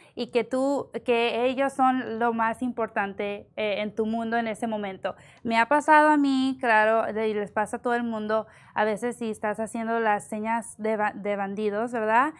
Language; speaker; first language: Spanish; early bilingual, heritage; Spanish